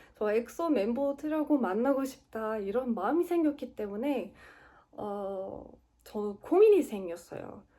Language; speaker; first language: Korean; non-native, learner; Turkish